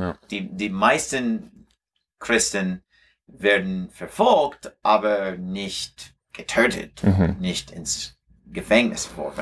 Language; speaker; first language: German; non-native, learner; English